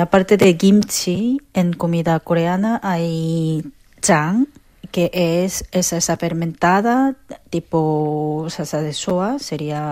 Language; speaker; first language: Spanish; non-native, fluent; Korean